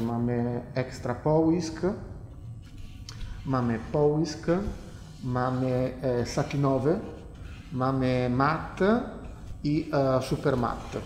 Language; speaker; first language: Polish; non-native, fluent; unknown